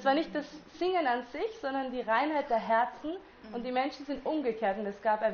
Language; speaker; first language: German; native; German